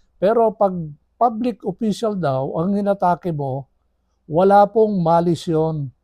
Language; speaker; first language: Filipino; non-native, local second language; Iloko